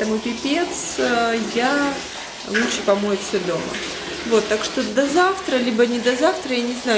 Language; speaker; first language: Russian; native; Russian